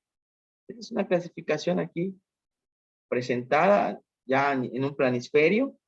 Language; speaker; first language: Spanish; native; Spanish